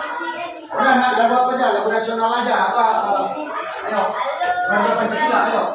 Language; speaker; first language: Indonesian; native; Indonesian